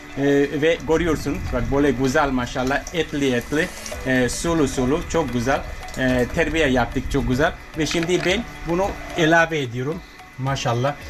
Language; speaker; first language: Turkish; non-native, learner; English